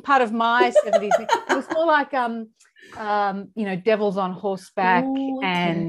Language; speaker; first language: English; native; English